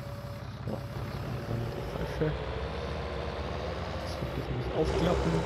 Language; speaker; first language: German; native; German